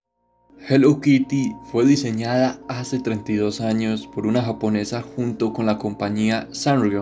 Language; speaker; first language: Spanish; native; Spanish